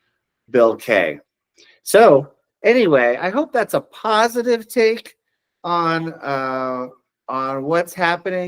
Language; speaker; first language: English; native; English